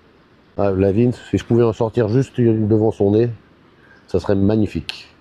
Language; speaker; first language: French; native; French